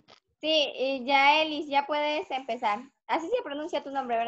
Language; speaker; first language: Spanish; native; Spanish